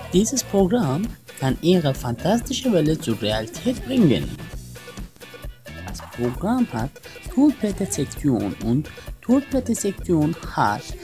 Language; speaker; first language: German; non-native, learner; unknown